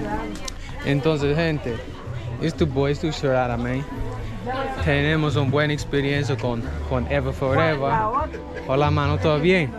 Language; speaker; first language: Spanish; non-native, learner; English